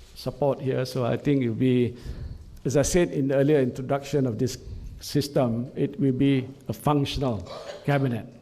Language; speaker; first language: English; non-native, local second language; Malay